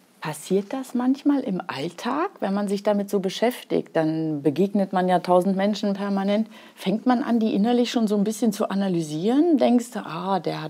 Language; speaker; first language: German; native; German